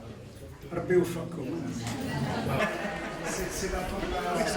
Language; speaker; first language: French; non-native, local second language; Arabic